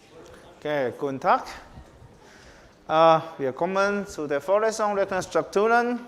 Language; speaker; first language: German; non-native, fluent; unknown